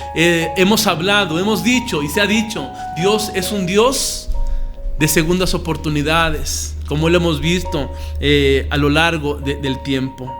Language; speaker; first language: Spanish; native; Spanish